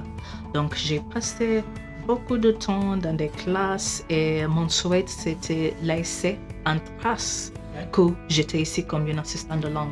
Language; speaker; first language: French; non-native, fluent; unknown